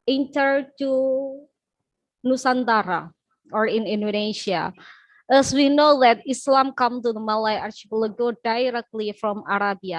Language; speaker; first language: English; non-native, learner; Indonesian